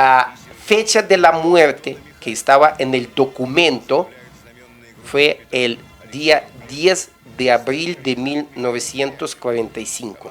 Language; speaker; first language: Spanish; non-native, fluent; Russian